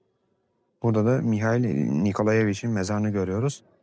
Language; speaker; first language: Turkish; native; Turkish